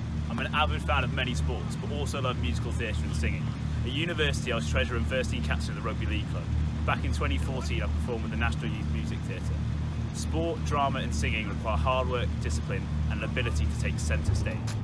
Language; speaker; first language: English; native; English